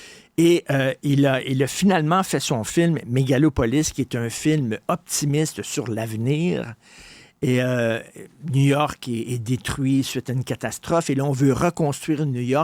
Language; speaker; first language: French; native; French